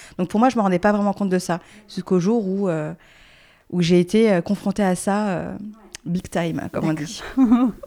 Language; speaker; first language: French; native; French